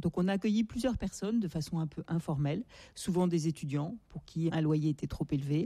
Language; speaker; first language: French; native; French